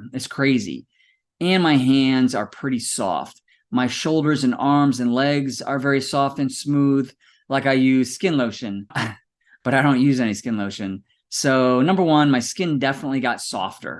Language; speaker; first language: English; native; English